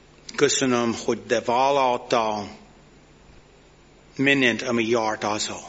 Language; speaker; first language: Hungarian; non-native, learner; English